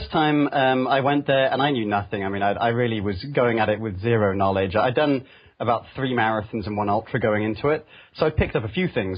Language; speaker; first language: English; native; English